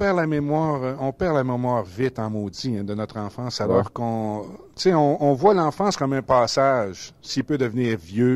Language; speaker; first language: French; native; French